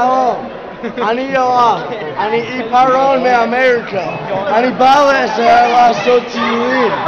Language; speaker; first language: Hebrew; non-native, learner; English